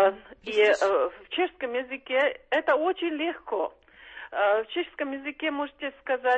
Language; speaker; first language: Russian; non-native, fluent; Czech